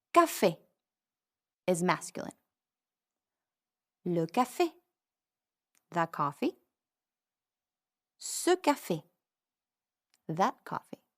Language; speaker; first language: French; non-native, fluent; English